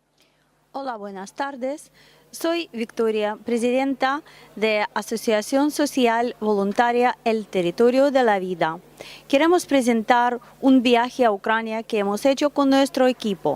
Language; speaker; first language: Spanish; non-native, learner; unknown